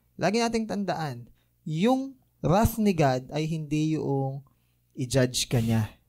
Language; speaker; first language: Filipino; native; Filipino